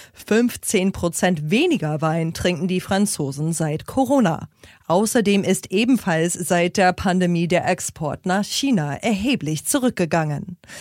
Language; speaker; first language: German; native; German